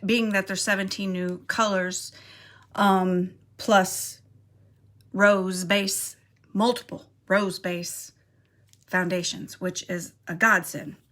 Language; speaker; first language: English; native; English